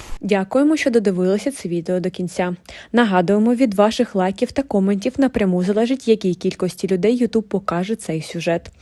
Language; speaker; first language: Ukrainian; native; Ukrainian